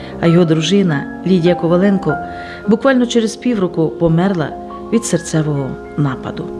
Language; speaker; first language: Ukrainian; native; Ukrainian